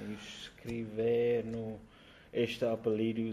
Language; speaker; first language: Portuguese; non-native, learner; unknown